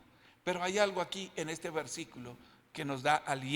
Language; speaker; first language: Spanish; native; Spanish